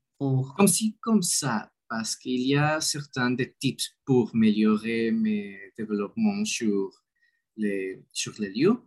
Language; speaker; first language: French; non-native, learner; Spanish